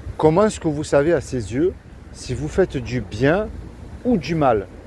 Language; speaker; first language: French; native; French